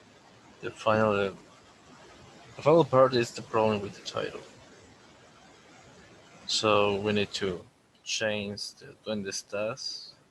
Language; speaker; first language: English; non-native, learner; Spanish